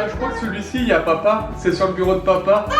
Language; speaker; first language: French; native; French